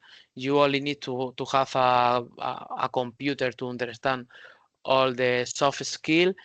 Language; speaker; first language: English; non-native, learner; Spanish